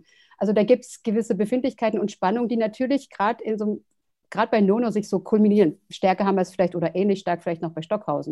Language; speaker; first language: German; native; German